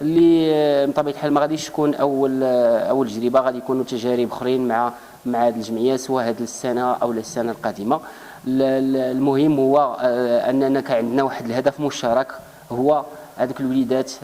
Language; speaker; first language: Arabic; native; Arabic